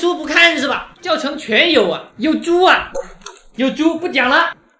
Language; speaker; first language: Chinese; native; Chinese